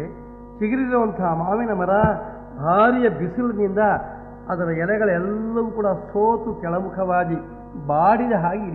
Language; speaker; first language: Kannada; native; Kannada